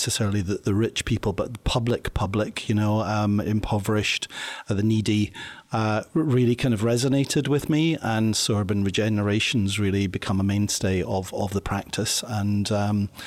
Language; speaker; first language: English; native; English